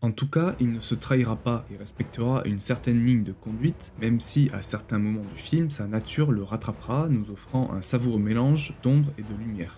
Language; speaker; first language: French; native; French